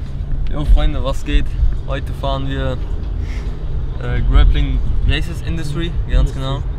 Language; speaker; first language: German; early bilingual, other home language; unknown